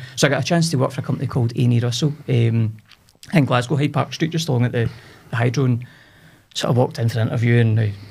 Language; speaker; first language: English; native; English